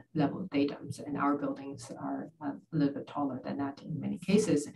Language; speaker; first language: English; non-native, fluent; Chinese